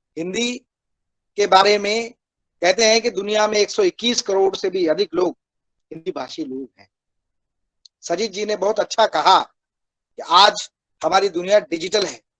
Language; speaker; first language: Hindi; native; Hindi